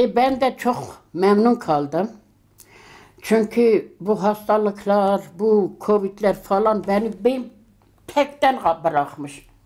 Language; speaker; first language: Turkish; early bilingual, heritage; Turkish